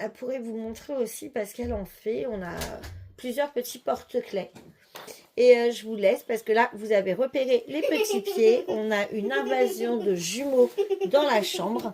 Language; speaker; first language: French; native; French